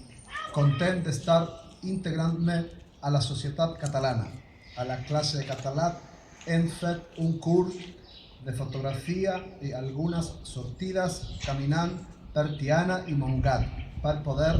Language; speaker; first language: Catalan; non-native, learner; Spanish